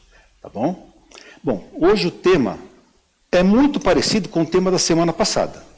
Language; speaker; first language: Portuguese; native; Portuguese